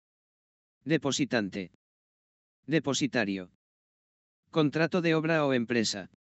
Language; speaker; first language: Spanish; native; Spanish